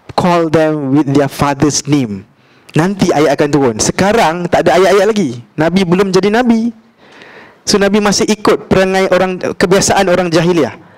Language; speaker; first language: Malay; native; Malay